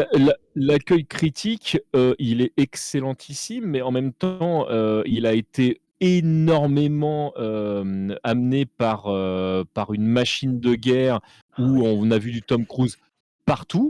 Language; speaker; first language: French; native; French